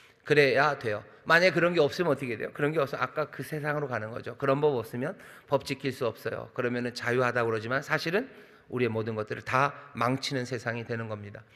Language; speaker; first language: Korean; native; Korean